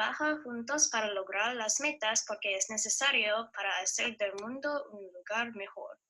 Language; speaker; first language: Spanish; non-native, learner; English